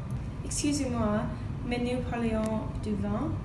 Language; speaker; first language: French; non-native, learner; English